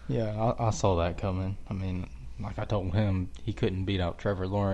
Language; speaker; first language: English; native; English